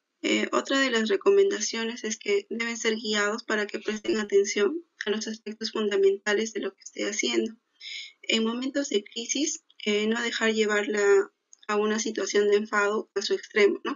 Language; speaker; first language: Spanish; native; Spanish